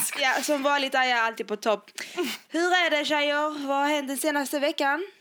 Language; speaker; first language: Swedish; early bilingual, other home language; Arabic